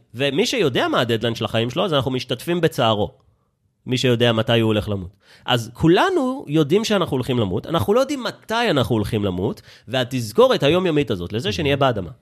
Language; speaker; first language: Hebrew; native; Hebrew